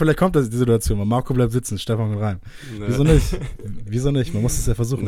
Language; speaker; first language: German; native; German